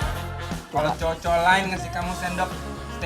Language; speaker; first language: Indonesian; native; Indonesian